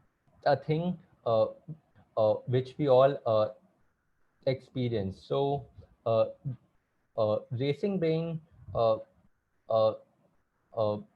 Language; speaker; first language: English; non-native, local second language; Hindi